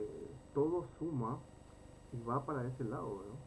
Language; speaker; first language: Spanish; native; Spanish